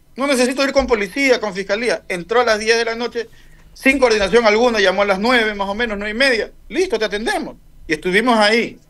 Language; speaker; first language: Spanish; native; Spanish